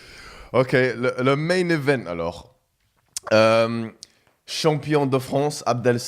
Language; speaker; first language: French; non-native, fluent; English